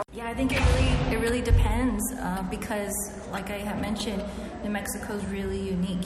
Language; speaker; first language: English; native; English